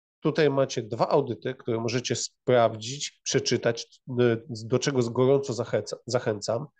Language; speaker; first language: Polish; native; Polish